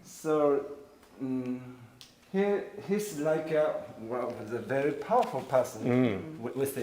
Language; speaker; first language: English; non-native, learner; Japanese